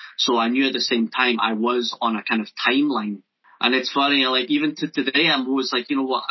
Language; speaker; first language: English; native; English